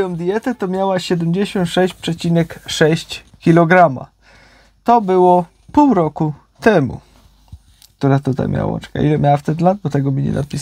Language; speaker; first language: Polish; native; Polish